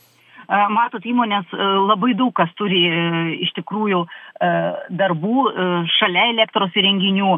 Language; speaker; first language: Lithuanian; native; Lithuanian